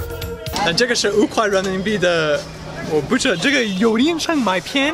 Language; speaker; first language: Chinese; non-native, learner; English